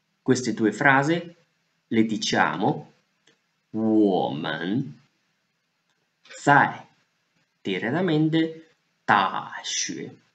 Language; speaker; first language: Italian; non-native, fluent; Chinese